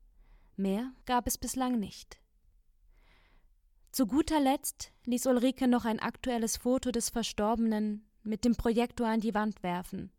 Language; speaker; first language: German; native; German